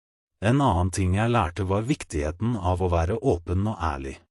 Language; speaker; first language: Norwegian; non-native, fluent; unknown